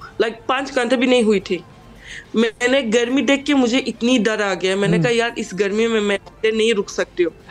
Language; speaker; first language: Hindi; non-native, fluent; Turkish